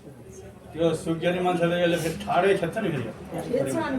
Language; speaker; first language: Nepali; native; Nepali